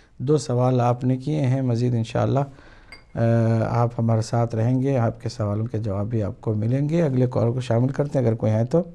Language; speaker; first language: Urdu; native; Urdu